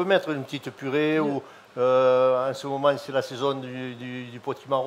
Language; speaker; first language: French; native; French